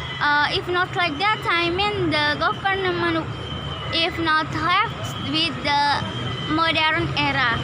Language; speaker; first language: English; non-native, learner; Indonesian